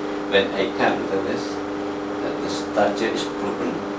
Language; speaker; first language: English; non-native, learner; Indonesian